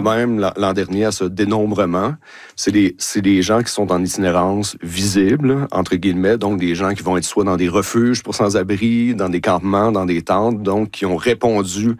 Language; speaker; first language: French; native; French